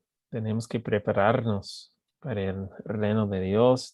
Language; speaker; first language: Spanish; non-native, fluent; English